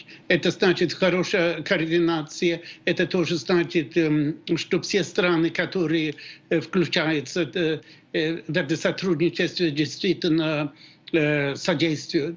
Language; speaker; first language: Russian; non-native, fluent; Swedish